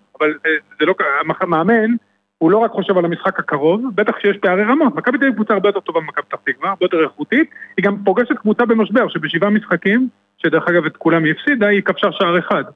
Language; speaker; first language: Hebrew; native; Hebrew